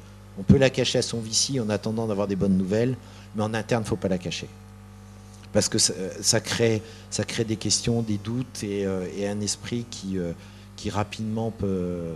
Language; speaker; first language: French; native; French